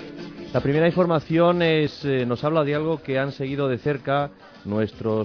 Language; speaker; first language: Spanish; native; Spanish